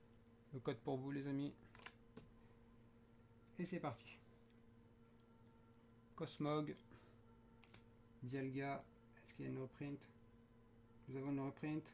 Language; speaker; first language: French; native; French